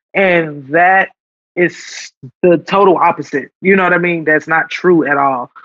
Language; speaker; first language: English; native; English